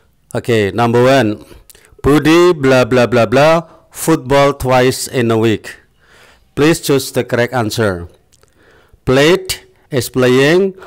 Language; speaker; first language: English; non-native, fluent; Indonesian